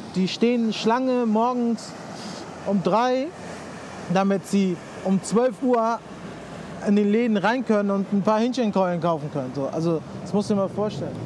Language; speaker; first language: German; early bilingual, other home language; Spanish